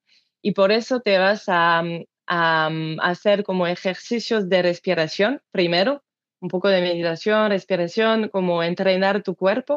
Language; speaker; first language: Spanish; non-native, learner; French